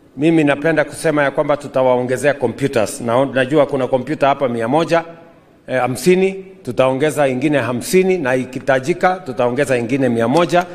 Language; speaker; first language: Swahili; non-native, local second language; Kalenjin